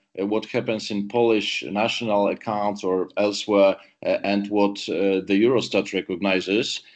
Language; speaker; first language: English; non-native, fluent; Polish